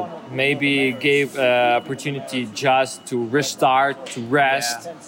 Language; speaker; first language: English; non-native, fluent; Ukrainian